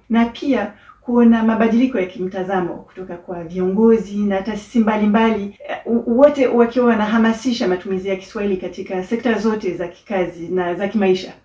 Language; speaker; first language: Swahili; non-native, fluent; French